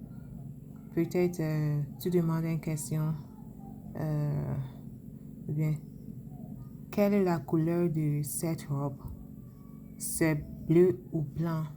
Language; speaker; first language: French; non-native, fluent; English